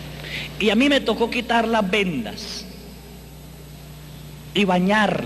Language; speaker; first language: Spanish; native; Spanish